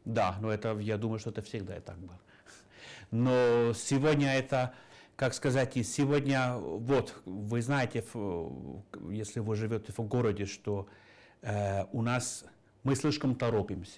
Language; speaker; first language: Russian; non-native, fluent; Finnish